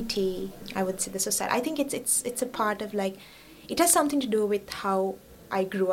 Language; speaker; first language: English; non-native, local second language; Sinhala